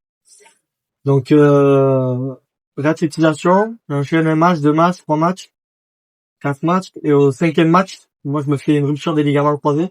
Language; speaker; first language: French; native; French